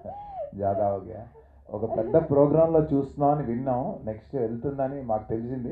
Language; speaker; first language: Telugu; native; Telugu